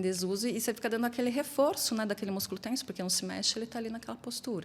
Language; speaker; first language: Portuguese; native; Portuguese